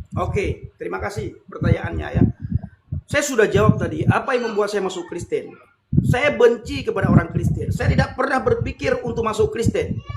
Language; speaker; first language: Indonesian; non-native, local second language; Achinese